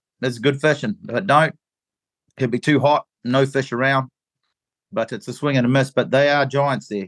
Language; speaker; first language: English; native; English